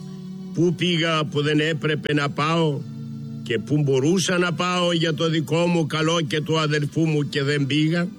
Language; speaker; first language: Greek; native; Greek